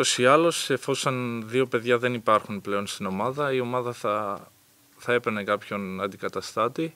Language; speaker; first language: Greek; native; Greek